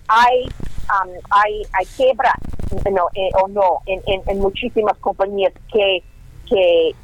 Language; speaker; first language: Spanish; non-native, learner; English